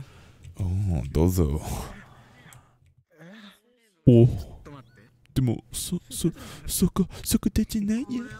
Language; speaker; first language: Japanese; non-native, learner; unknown